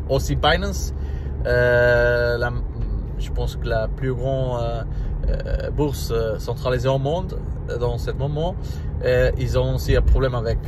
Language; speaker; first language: French; non-native, learner; Portuguese